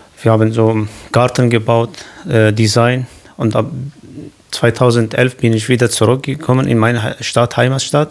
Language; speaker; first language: German; non-native, learner; Kurdish